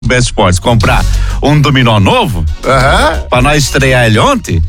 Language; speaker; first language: Portuguese; native; Portuguese